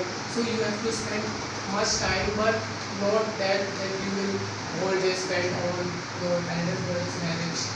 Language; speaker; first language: English; non-native, learner; Hindi